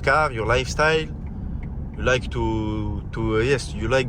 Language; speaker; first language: English; non-native, learner; French